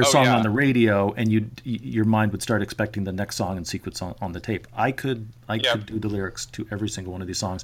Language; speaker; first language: English; native; English